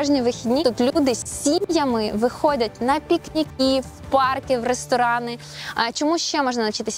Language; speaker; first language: Ukrainian; native; Ukrainian